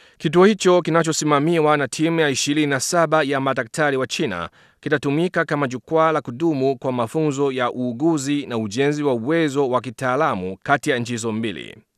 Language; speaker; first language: Swahili; non-native, fluent; Chinese